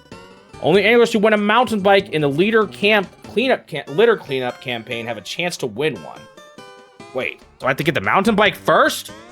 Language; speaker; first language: English; native; English